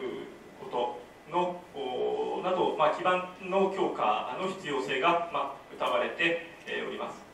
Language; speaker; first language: Japanese; native; Japanese